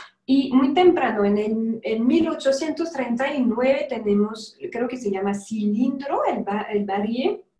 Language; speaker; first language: Spanish; non-native, fluent; French